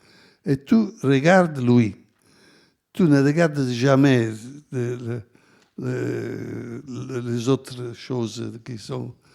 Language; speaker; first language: French; non-native, fluent; Italian